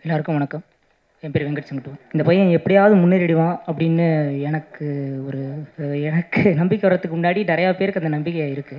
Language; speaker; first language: Tamil; native; Tamil